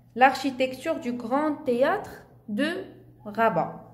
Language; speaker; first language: French; non-native, local second language; Arabic